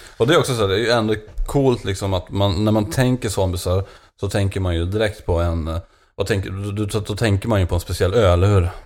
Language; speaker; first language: Swedish; native; Swedish